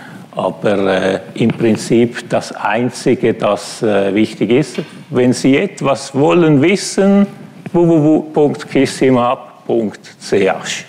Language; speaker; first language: German; non-native, fluent; Italian